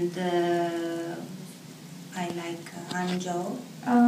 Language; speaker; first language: English; non-native, fluent; Italian